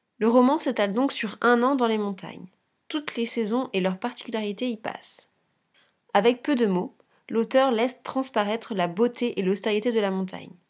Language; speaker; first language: French; native; French